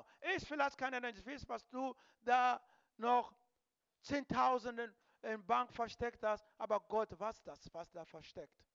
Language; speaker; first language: German; non-native, learner; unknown